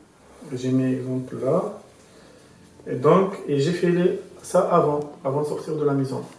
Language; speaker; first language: French; non-native, local second language; Arabic